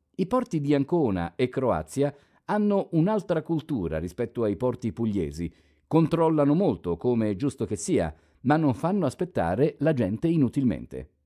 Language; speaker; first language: Italian; non-native, fluent; Albanian